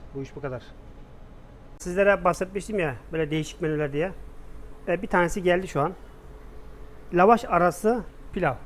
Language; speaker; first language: Turkish; native; Turkish